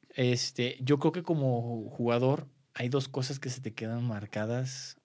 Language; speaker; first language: Spanish; native; Spanish